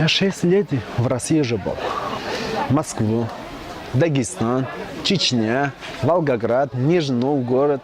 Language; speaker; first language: Russian; non-native, learner; Tajik